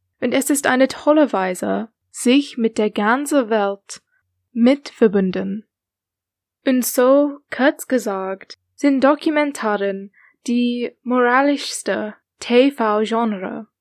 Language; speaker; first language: German; non-native, learner; English